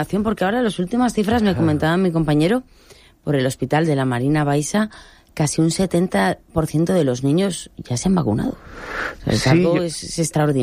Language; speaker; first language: Spanish; native; Spanish